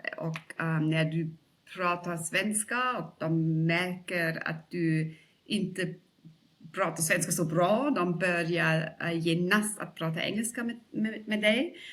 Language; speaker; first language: Swedish; non-native, fluent; German